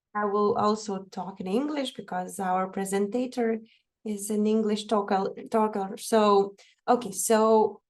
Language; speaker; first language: English; non-native, fluent; Lithuanian